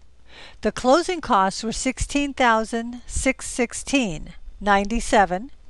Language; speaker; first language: English; native; English